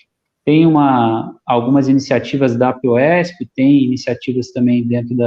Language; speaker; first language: Portuguese; native; Portuguese